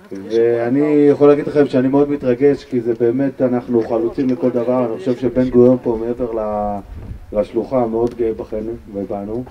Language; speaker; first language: Hebrew; native; Hebrew